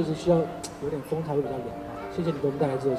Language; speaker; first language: Chinese; native; Chinese